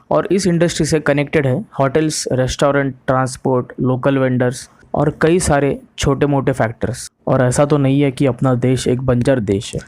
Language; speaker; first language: Hindi; non-native, local second language; Marathi